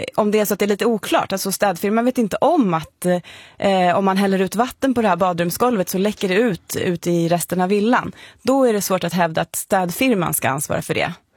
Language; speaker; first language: Swedish; native; Swedish